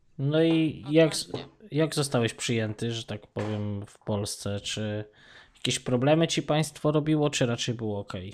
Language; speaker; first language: Polish; native; Polish